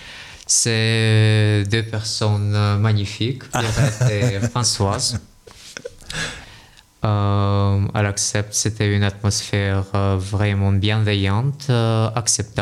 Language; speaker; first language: French; non-native, learner; Russian